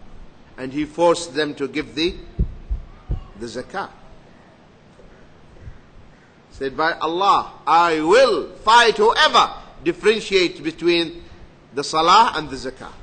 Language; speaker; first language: English; non-native, fluent; Arabic